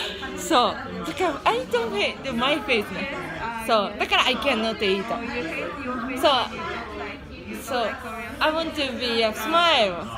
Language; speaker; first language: English; non-native, learner; Japanese